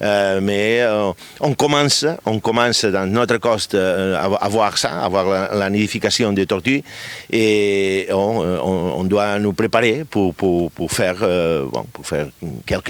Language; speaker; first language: French; non-native, fluent; Catalan